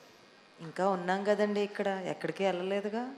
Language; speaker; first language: Telugu; native; Telugu